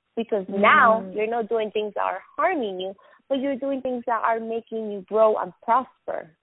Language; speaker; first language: English; non-native, fluent; Spanish